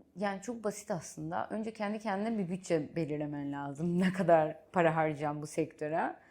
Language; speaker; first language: Turkish; early bilingual, heritage; Turkish